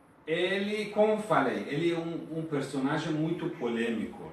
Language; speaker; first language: Portuguese; non-native, fluent; Persian